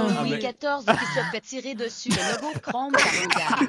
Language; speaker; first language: French; native; French